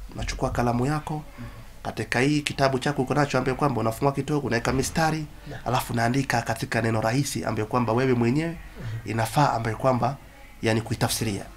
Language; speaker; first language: Swahili; non-native, local second language; Somali